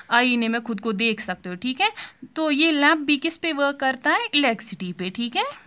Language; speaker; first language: Hindi; non-native, local second language; Kashmiri